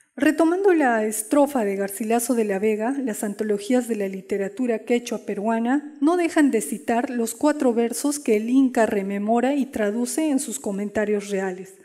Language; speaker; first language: Spanish; non-native, local second language; Quechua